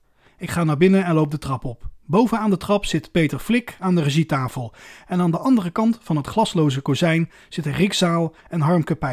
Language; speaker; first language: Dutch; native; Dutch